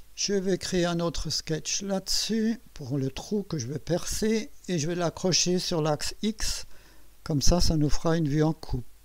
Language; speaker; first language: French; native; French